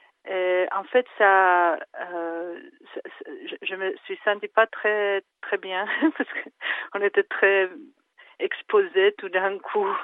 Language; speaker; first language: French; non-native, fluent; Czech